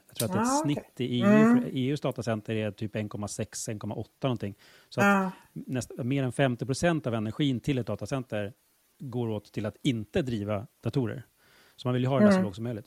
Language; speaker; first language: Swedish; native; Swedish